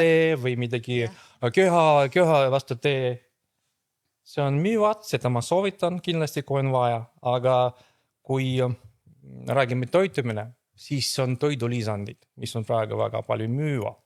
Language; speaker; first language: Estonian; non-native, fluent; Russian